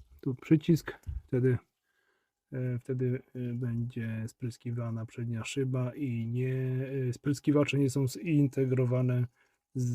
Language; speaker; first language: Polish; native; Polish